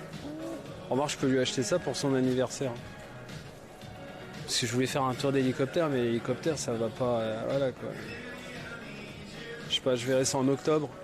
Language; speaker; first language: French; native; French